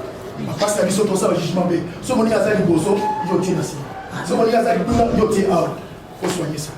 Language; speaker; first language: French; non-native, local second language; Lingala